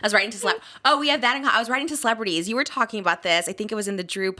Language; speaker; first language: English; native; English